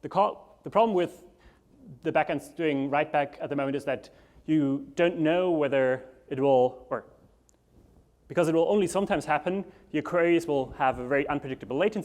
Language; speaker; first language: English; non-native, fluent; German